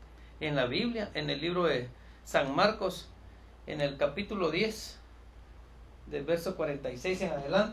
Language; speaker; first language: Spanish; native; Spanish